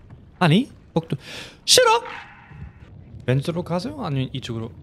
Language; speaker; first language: Korean; non-native, fluent; German